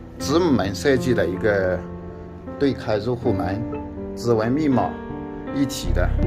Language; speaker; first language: Chinese; native; Chinese